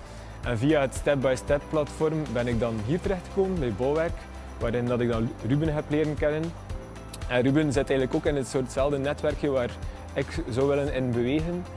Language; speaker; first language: Dutch; native; Dutch